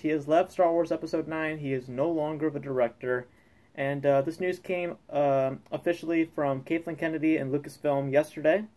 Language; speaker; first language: English; native; English